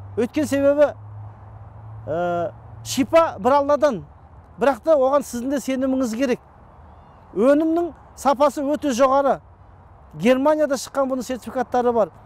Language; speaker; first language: Kazakh; early bilingual, heritage; Kazakh